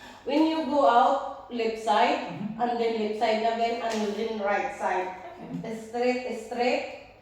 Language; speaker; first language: English; non-native, local second language; Filipino